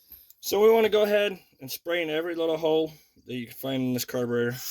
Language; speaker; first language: English; native; English